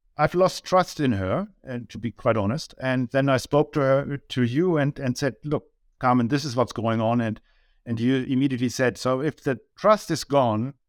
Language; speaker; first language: English; non-native, fluent; German